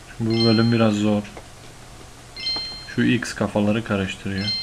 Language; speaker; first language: Turkish; native; Turkish